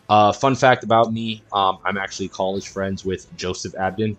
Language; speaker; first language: English; native; English